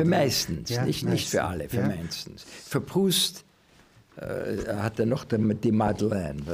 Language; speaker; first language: German; non-native, learner; English